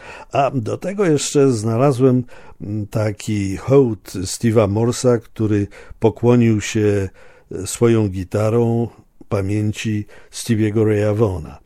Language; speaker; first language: Polish; native; Polish